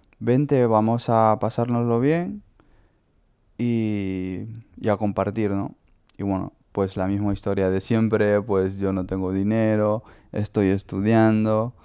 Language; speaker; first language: Spanish; native; Spanish